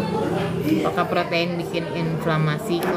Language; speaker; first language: Indonesian; native; Indonesian